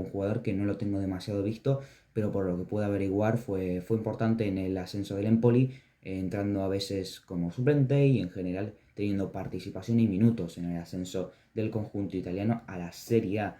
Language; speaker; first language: Spanish; native; Spanish